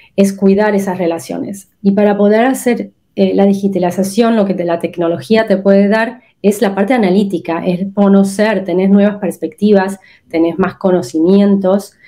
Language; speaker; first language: Spanish; native; Spanish